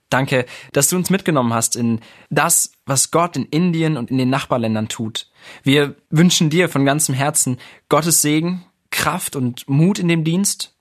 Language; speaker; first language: German; native; German